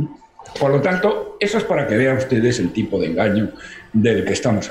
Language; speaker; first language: Spanish; native; Spanish